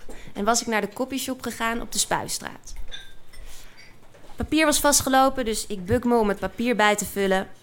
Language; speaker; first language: Dutch; native; Dutch